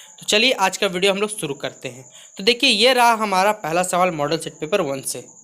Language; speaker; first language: Hindi; native; Hindi